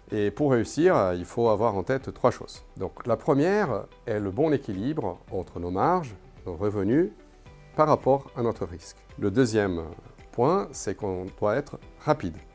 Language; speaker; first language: French; non-native, fluent; Portuguese